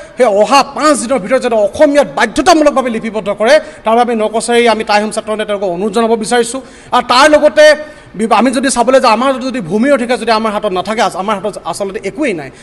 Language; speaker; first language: Assamese; native; Assamese